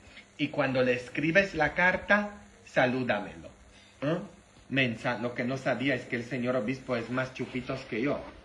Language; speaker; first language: Spanish; non-native, fluent; Polish